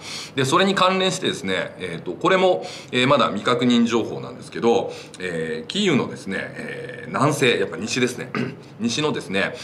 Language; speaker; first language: Japanese; native; Japanese